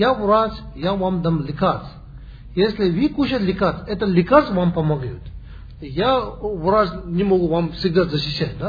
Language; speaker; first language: Russian; non-native, learner; Tibetan